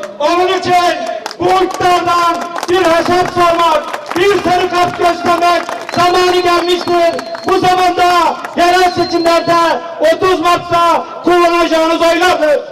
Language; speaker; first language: Turkish; native; Turkish